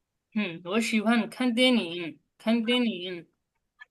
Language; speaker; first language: Chinese; non-native, fluent; Bangla